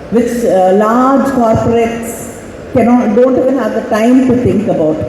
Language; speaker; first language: English; non-native, local second language; Tamil